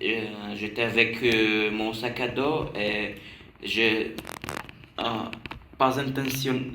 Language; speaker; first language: French; non-native, learner; Bulgarian